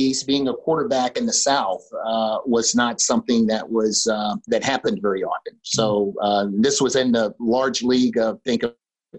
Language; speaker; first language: English; native; English